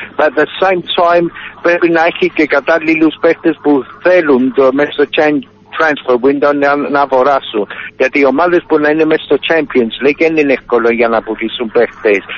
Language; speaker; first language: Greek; early bilingual, heritage; Greek